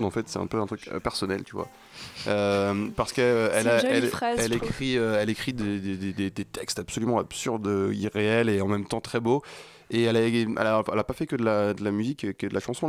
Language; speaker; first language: French; native; French